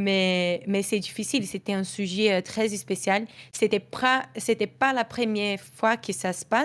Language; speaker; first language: French; non-native, fluent; Portuguese